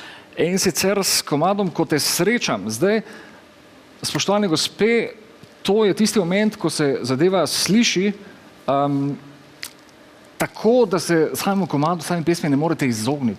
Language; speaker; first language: Slovenian; native; Slovenian